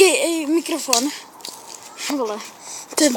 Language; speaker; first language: Czech; native; Czech